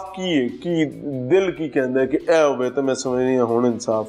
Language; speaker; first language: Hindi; non-native, local second language; Punjabi